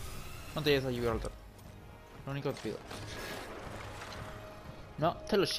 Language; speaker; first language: Spanish; native; Spanish